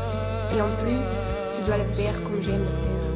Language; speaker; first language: French; non-native, learner; Dutch